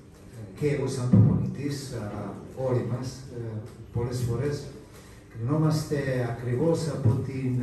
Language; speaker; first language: Greek; non-native, fluent; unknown